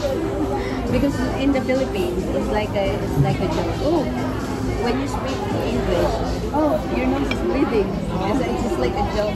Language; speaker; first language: English; non-native, local second language; Filipino